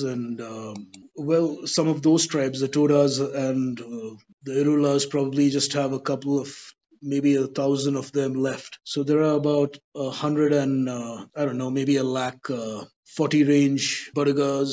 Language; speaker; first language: English; non-native, local second language; Badaga